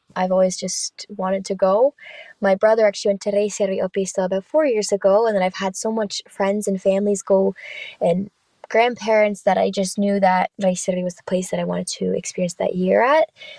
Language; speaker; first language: English; early bilingual, other home language; Finnish